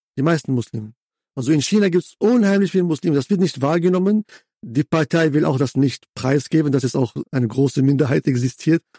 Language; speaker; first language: German; non-native, fluent; Arabic